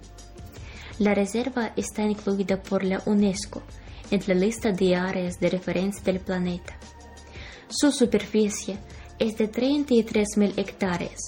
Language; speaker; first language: Spanish; non-native, fluent; Ukrainian